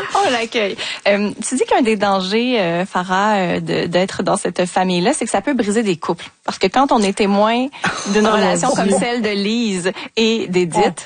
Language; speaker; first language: French; native; French